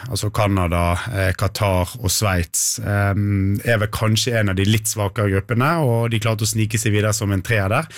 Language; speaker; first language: Norwegian; native; Norwegian